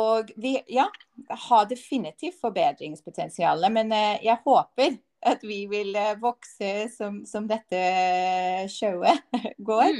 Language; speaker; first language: Norwegian; non-native, fluent; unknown